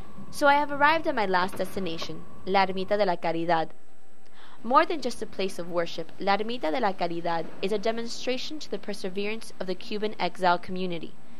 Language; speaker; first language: English; native; English